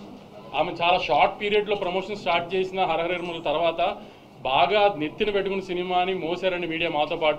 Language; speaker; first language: Telugu; native; Telugu